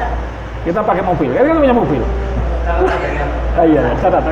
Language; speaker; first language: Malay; non-native, local second language; Javanese